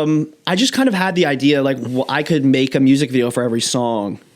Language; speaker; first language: English; native; English